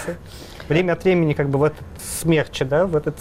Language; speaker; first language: Russian; native; Russian